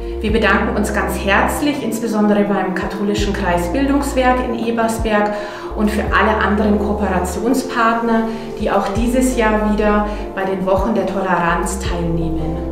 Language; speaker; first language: German; native; German